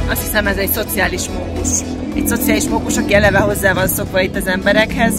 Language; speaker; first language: Hungarian; native; Hungarian